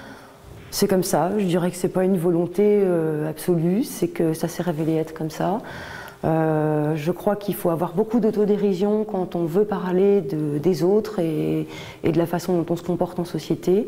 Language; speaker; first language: French; native; French